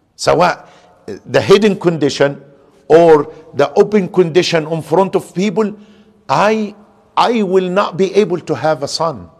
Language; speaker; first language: English; non-native, fluent; Arabic